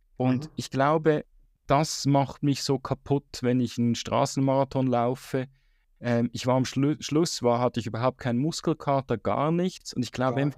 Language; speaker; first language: German; native; German